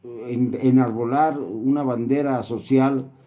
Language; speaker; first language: Spanish; native; Spanish